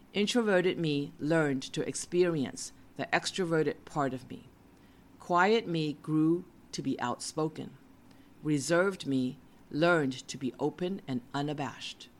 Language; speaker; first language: English; native; English